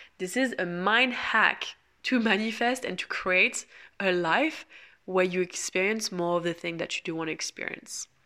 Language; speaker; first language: English; non-native, fluent; French